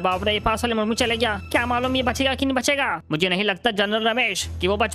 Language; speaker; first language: Hindi; native; Hindi